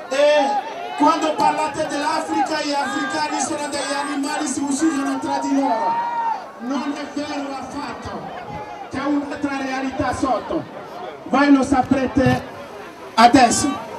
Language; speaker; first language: Italian; non-native, fluent; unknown